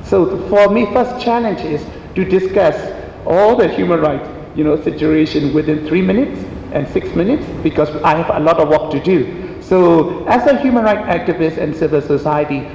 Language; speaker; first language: English; non-native, fluent; Burmese